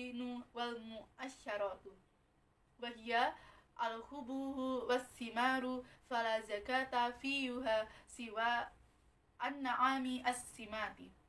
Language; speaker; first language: Arabic; non-native, learner; Indonesian